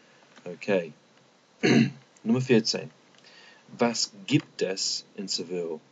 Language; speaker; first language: German; non-native, fluent; English